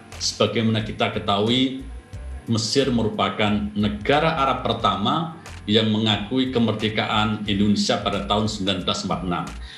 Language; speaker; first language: Indonesian; native; Indonesian